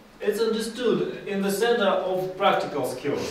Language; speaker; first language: English; non-native, learner; Russian